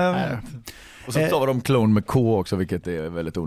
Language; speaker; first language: Swedish; native; Swedish